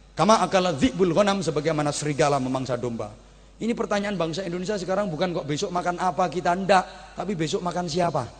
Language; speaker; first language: Indonesian; non-native, local second language; Javanese